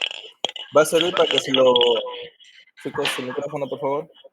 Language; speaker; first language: Spanish; native; Spanish